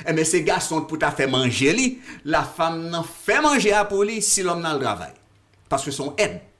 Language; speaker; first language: French; non-native, local second language; Haitian Creole